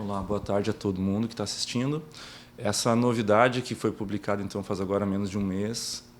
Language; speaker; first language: Portuguese; native; Portuguese